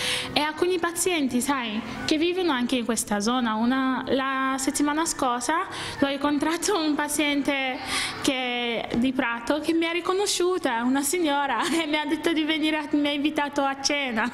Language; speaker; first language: Italian; non-native, fluent; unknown